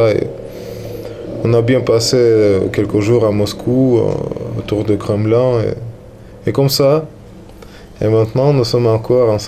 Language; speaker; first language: French; non-native, learner; Russian